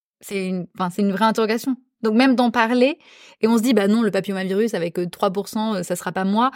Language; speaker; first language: French; native; French